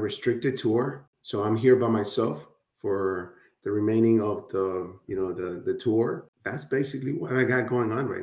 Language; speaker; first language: English; early bilingual, other home language; Spanish